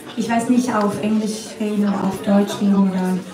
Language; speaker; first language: German; non-native, fluent; Georgian